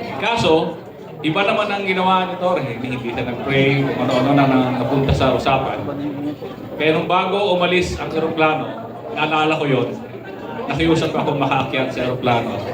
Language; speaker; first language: Filipino; non-native, local second language; Cebuano